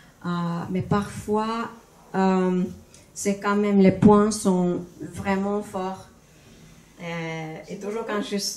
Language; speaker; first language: French; non-native, fluent; Finnish